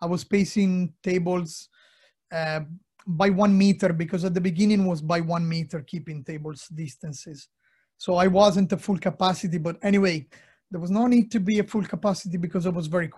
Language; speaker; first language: English; non-native, fluent; Italian